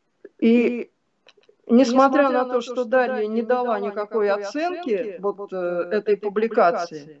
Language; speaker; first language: Russian; native; Russian